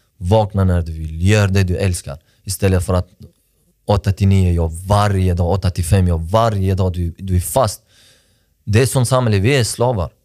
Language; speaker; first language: Swedish; early bilingual, other home language; Persian